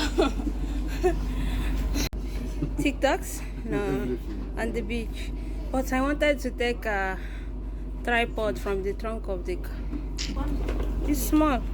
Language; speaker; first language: English; non-native, local second language; Igbo